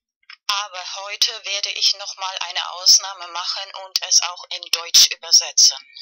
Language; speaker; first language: German; non-native, fluent; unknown